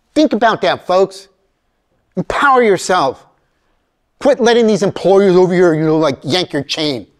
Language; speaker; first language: English; early bilingual, other home language; Spanish